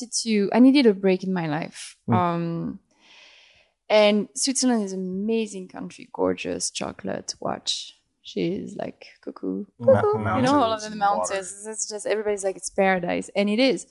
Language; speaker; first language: English; non-native, fluent; French